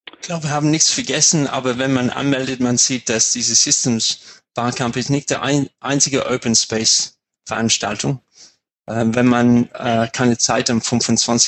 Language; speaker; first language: German; non-native, fluent; English